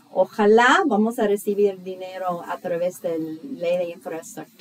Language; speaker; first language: Spanish; non-native, fluent; English